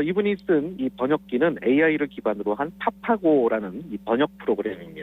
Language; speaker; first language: Korean; native; Korean